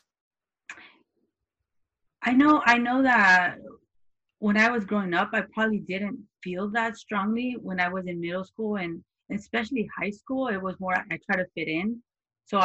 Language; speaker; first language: English; native; English